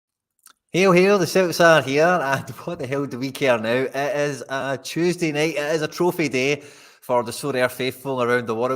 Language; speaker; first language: English; native; English